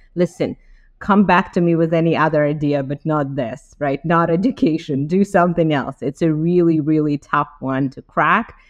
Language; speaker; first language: English; non-native, fluent; Ukrainian